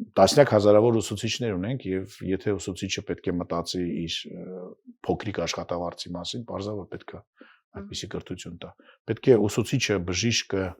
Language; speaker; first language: Armenian; non-native, fluent; Russian